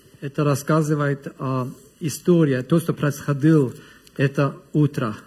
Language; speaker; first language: Russian; non-native, learner; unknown